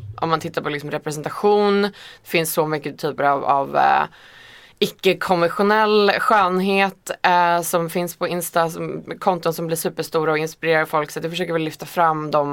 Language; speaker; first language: Swedish; non-native, fluent; Icelandic